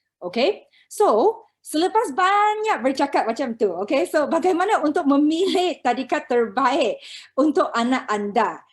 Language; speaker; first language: Malay; non-native, local second language; Chinese